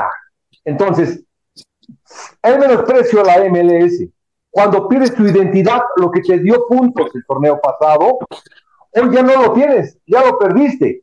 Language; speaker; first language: Spanish; native; Spanish